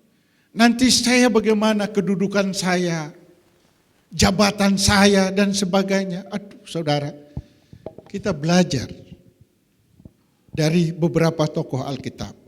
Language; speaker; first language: Indonesian; native; Indonesian